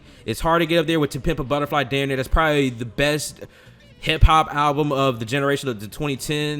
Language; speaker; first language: English; native; English